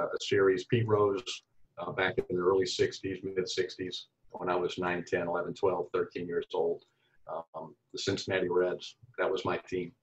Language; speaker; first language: English; native; English